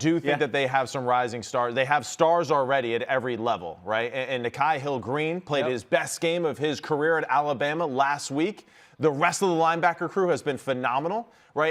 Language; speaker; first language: English; native; English